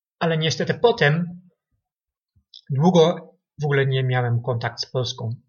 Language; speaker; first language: Polish; non-native, learner; Dutch